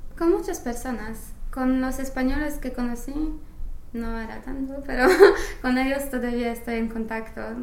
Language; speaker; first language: Spanish; non-native, fluent; English